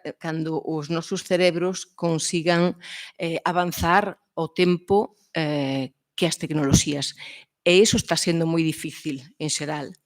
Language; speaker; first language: Galician; early bilingual, heritage; Swiss German